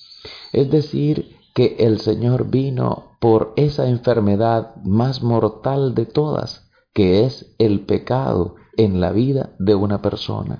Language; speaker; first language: Spanish; native; Spanish